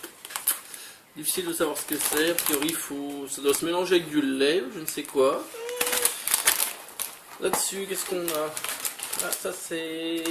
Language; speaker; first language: French; native; French